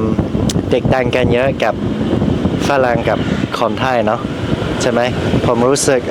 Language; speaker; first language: Thai; non-native, learner; English